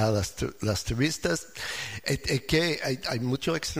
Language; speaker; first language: Spanish; non-native, learner; English